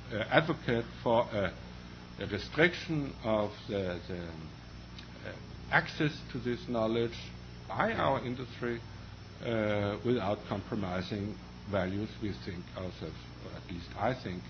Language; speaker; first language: English; non-native, fluent; Danish